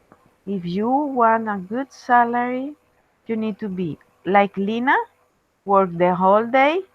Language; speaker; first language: English; non-native, fluent; Spanish